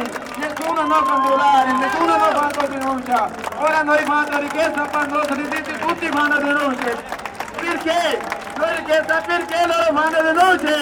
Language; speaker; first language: Italian; non-native, learner; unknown